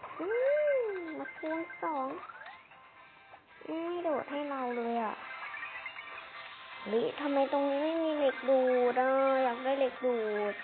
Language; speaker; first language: Thai; native; Thai